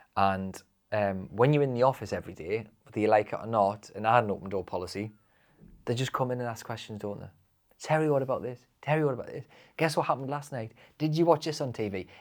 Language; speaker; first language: English; native; English